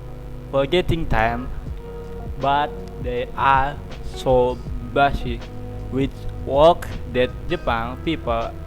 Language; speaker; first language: English; non-native, learner; Indonesian